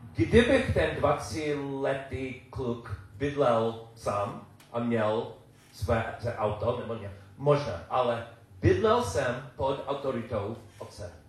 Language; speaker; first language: Czech; non-native, learner; English